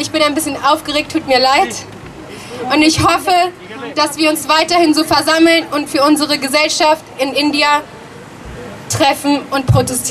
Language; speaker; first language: German; early bilingual, other home language; Punjabi